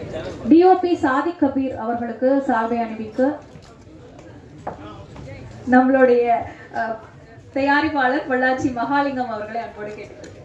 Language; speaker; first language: Tamil; native; Tamil